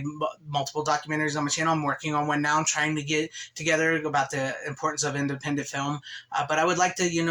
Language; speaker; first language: English; native; English